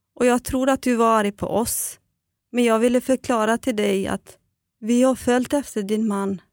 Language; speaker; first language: Swedish; non-native, fluent; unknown